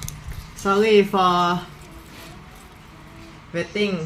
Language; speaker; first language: English; non-native, learner; Thai